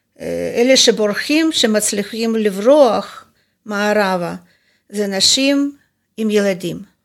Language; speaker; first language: Hebrew; non-native, fluent; Russian